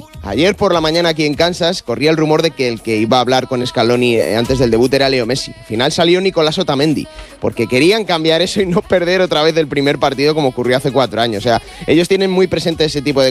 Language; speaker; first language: Spanish; native; Spanish